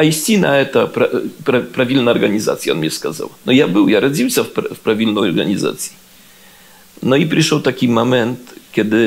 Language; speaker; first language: Russian; non-native, learner; Polish